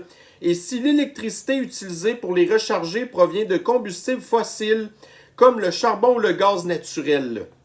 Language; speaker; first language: French; native; French